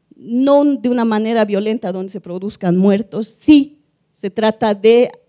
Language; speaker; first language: Spanish; native; Spanish